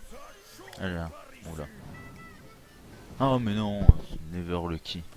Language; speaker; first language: French; native; French